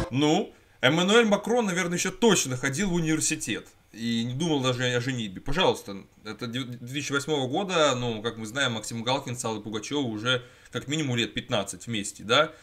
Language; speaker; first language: Russian; native; Russian